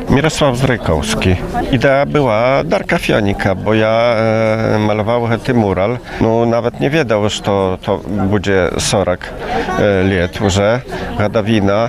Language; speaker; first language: Polish; non-native, local second language; Belarusian